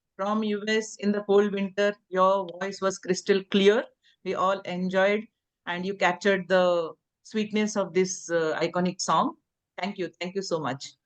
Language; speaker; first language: English; non-native, local second language; Hindi